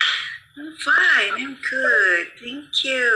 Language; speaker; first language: English; non-native, fluent; Indonesian